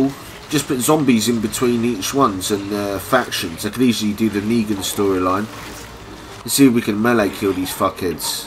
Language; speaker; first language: English; native; English